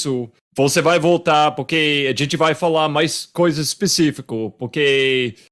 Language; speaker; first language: Portuguese; non-native, fluent; English